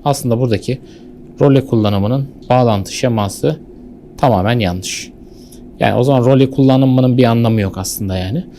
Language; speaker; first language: Turkish; native; Turkish